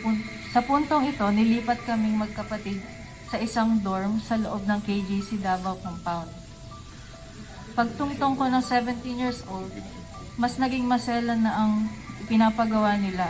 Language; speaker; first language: Filipino; native; Filipino